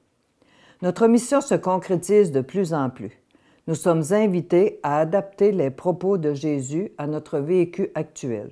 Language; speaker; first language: French; native; French